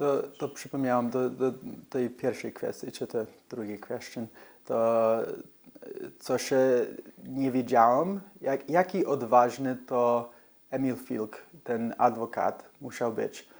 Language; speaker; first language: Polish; early bilingual, heritage; English